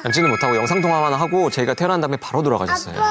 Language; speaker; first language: Korean; native; Korean